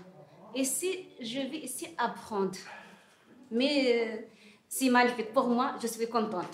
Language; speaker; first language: French; non-native, learner; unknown